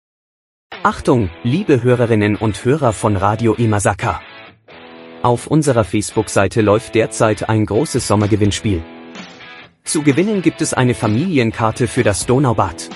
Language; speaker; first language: German; native; German